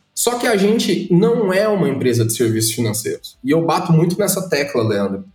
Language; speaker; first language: Portuguese; native; Portuguese